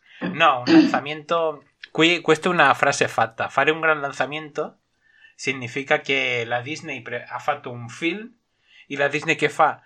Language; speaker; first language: Italian; non-native, learner; Spanish